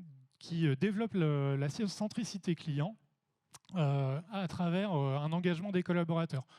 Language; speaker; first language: French; native; French